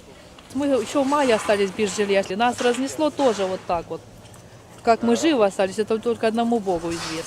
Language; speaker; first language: Russian; native; Russian